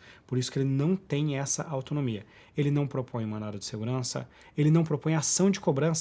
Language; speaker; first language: Portuguese; native; Portuguese